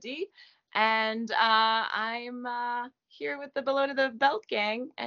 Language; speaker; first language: English; non-native, fluent; French